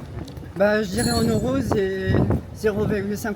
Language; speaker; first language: French; non-native, local second language; Arabic